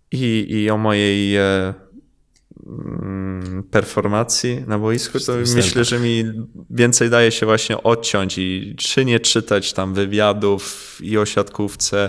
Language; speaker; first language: Polish; early bilingual, heritage; Polish